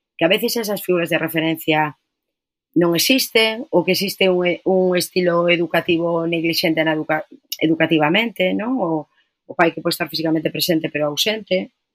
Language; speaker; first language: Galician; non-native, local second language; Spanish